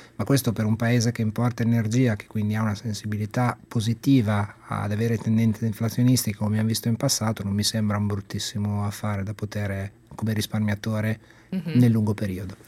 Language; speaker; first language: Italian; native; Italian